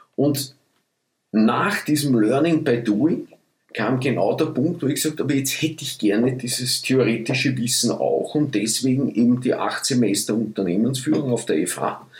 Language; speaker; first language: German; early bilingual, other home language; Dutch